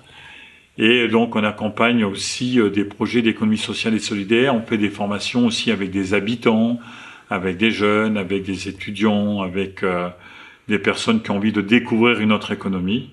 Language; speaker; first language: French; native; French